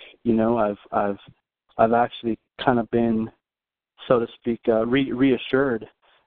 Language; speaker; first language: English; native; English